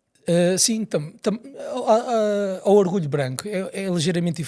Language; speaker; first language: Portuguese; native; Portuguese